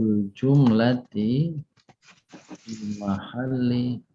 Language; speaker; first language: Arabic; non-native, fluent; Indonesian